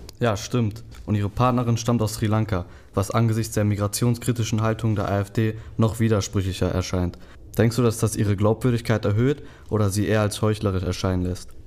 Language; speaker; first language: German; early bilingual, other home language; Kurdish